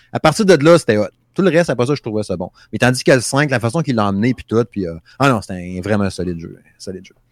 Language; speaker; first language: French; native; French